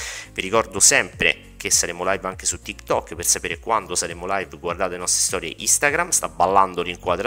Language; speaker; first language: Italian; native; Italian